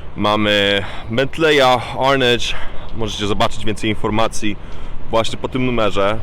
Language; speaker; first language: Polish; early bilingual, heritage; Polish